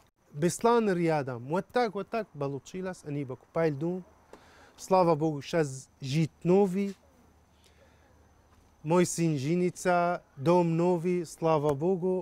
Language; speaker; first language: Russian; non-native, learner; Arabic